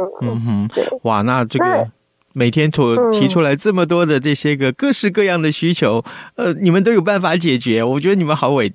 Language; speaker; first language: Chinese; native; Chinese